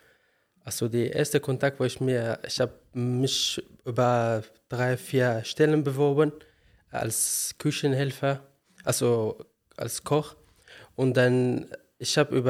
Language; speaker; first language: German; non-native, learner; Arabic